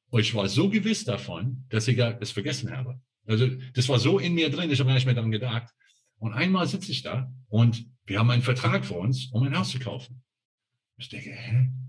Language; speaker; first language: German; non-native, fluent; English